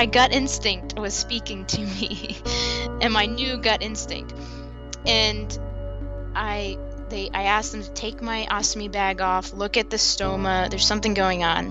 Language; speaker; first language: English; native; English